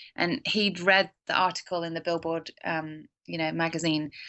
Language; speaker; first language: English; native; English